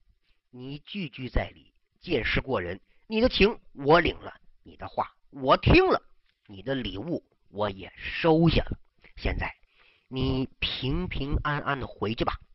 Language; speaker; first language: Chinese; native; Chinese